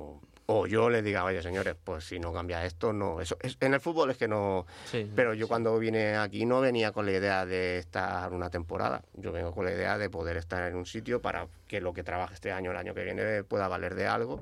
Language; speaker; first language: Spanish; native; Spanish